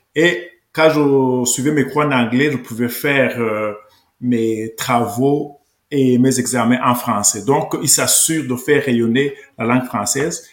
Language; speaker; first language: French; non-native, local second language; Kinyarwanda